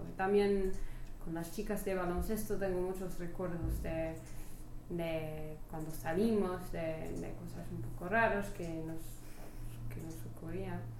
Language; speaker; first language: Spanish; non-native, learner; French